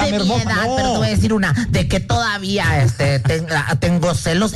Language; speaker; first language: Spanish; native; Spanish